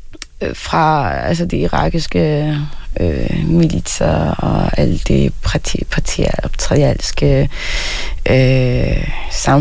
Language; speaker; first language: Danish; early bilingual, other home language; Arabic